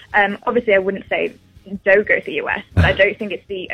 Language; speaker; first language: English; native; English